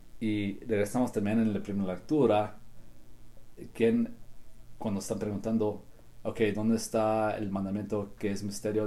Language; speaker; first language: Spanish; early bilingual, heritage; Spanish